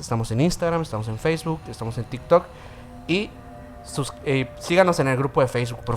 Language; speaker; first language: Spanish; native; Spanish